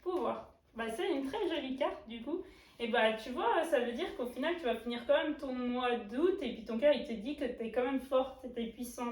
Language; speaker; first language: French; native; French